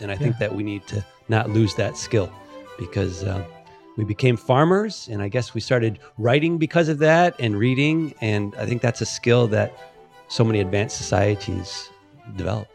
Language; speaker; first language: English; native; English